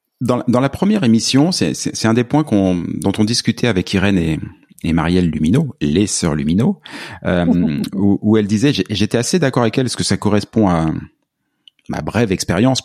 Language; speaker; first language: French; native; French